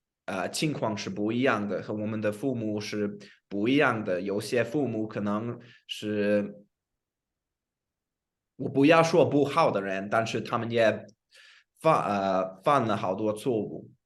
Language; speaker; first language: Chinese; non-native, fluent; English